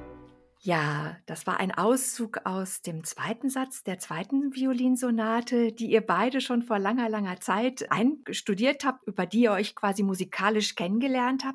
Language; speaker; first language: German; native; German